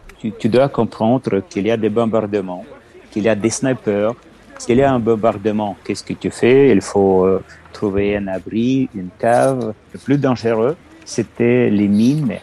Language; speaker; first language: French; non-native, learner; Ukrainian